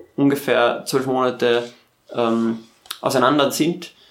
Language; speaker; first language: German; native; German